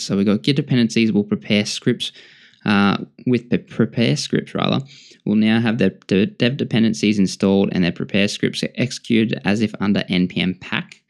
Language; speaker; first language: English; native; English